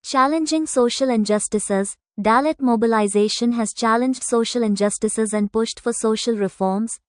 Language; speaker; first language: English; non-native, local second language; Tamil